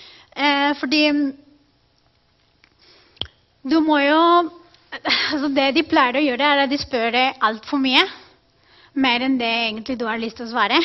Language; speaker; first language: Norwegian; non-native, fluent; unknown